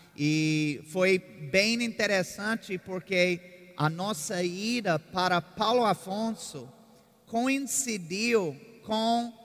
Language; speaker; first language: Portuguese; non-native, fluent; English